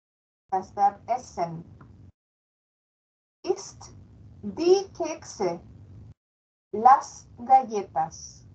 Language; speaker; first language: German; non-native, fluent; Spanish